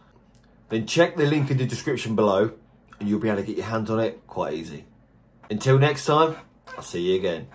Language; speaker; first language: English; native; English